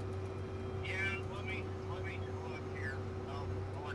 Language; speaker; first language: English; native; English